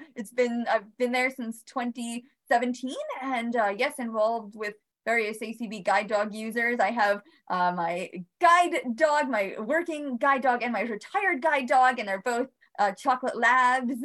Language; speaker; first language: English; early bilingual, other home language; Bosnian